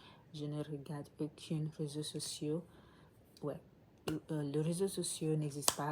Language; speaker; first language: French; non-native, learner; English